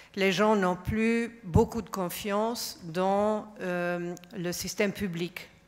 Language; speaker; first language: French; non-native, fluent; German